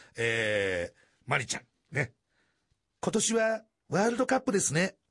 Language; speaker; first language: Japanese; native; Japanese